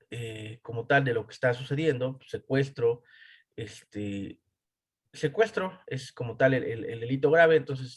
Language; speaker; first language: Spanish; native; Spanish